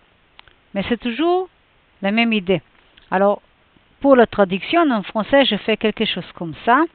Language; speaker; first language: French; non-native, fluent; Hebrew